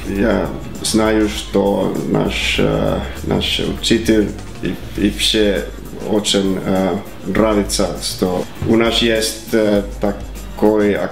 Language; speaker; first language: Russian; non-native, learner; Finnish